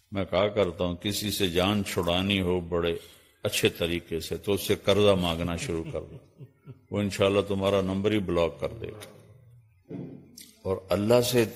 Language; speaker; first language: Urdu; non-native, local second language; Punjabi